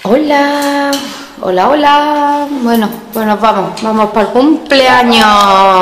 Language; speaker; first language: Spanish; native; Spanish